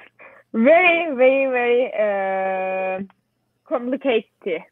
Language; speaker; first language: English; non-native, learner; Turkish